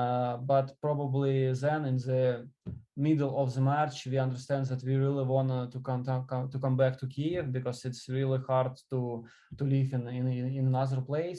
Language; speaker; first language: English; non-native, learner; Ukrainian